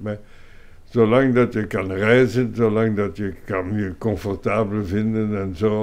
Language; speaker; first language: Dutch; non-native, local second language; French